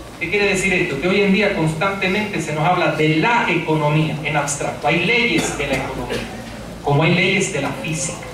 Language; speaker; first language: Spanish; native; Spanish